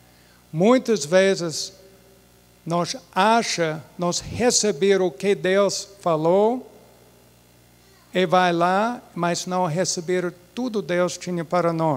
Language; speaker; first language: Portuguese; non-native, fluent; English